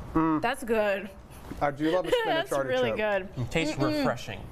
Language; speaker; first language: English; native; English